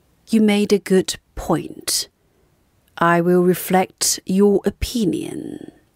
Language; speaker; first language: English; non-native, fluent; Korean